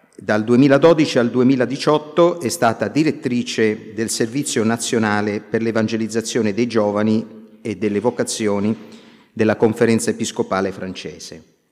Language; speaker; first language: Italian; native; Italian